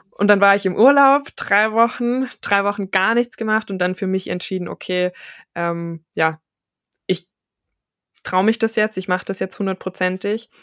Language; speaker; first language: German; native; German